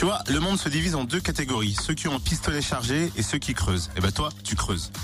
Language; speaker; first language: French; native; French